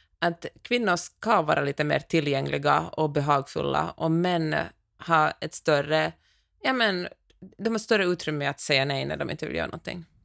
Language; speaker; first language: Swedish; native; Swedish